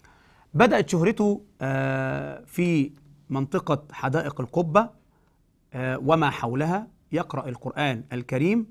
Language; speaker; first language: Arabic; native; Arabic